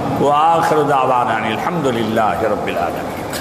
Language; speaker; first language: Urdu; native; Urdu